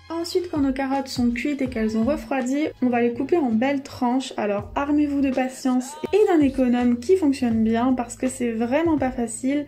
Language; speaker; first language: French; native; French